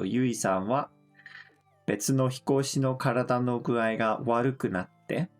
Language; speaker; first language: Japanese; non-native, fluent; English